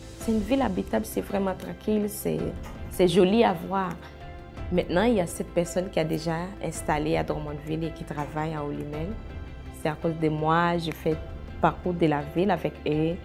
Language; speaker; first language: French; non-native, learner; Arabic